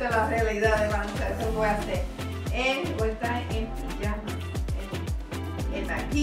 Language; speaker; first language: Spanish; early bilingual, heritage; Spanish